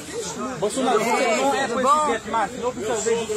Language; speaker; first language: Portuguese; non-native, learner; Haitian Creole